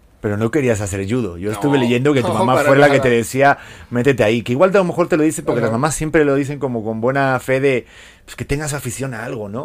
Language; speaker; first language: Spanish; native; Spanish